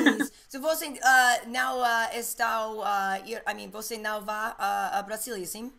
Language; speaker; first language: Portuguese; non-native, learner; English